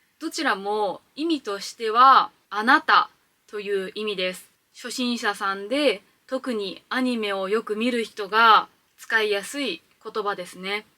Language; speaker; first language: Japanese; native; Japanese